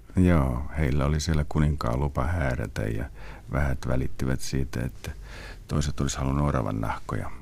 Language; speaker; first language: Finnish; native; Finnish